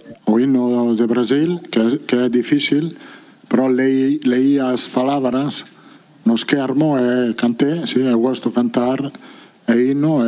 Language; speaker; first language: Portuguese; non-native, learner; Italian